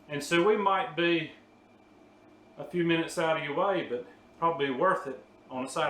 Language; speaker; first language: English; native; English